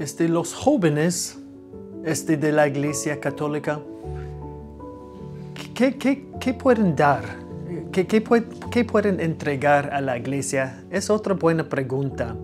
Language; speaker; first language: Spanish; non-native, fluent; English